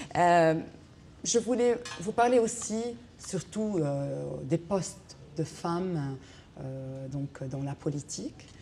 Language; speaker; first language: French; non-native, local second language; Arabic